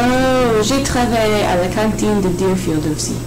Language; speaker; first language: French; non-native, learner; English